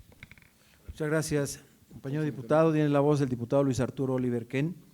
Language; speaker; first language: Spanish; native; Spanish